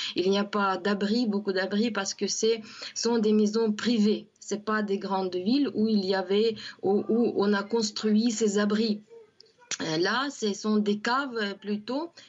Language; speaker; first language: French; non-native, fluent; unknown